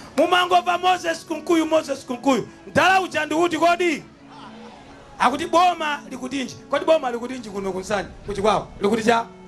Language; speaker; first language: Nyanja; native; Nyanja